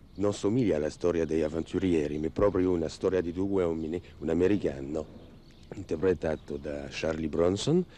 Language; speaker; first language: Italian; non-native, learner; French